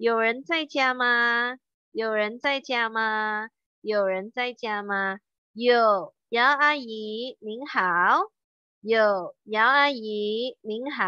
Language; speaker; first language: Chinese; non-native, fluent; Indonesian